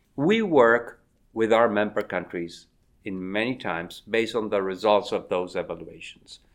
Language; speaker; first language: English; non-native, fluent; Spanish